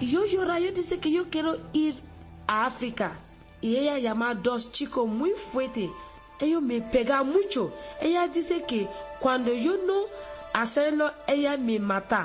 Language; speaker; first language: Spanish; non-native, learner; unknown